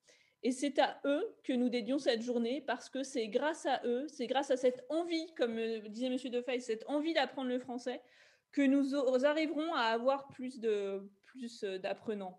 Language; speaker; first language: French; native; French